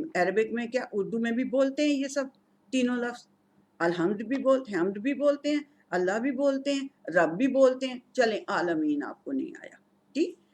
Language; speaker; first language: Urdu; non-native, local second language; Punjabi